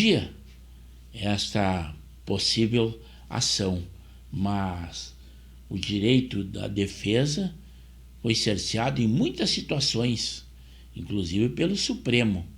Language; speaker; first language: Portuguese; native; Portuguese